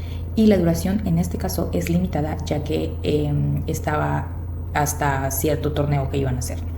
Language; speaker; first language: Spanish; native; Spanish